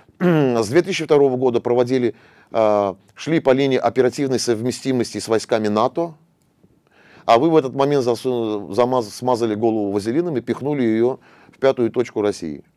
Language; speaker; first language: Russian; non-native, local second language; Armenian